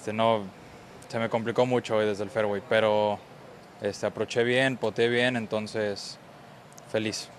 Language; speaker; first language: Spanish; native; Spanish